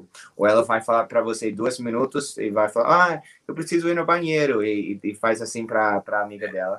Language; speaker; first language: Portuguese; non-native, learner; English